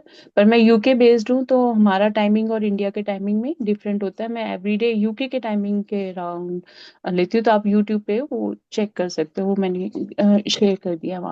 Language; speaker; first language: Hindi; native; Hindi